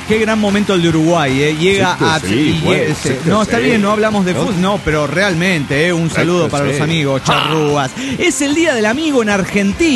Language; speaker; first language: Spanish; native; Spanish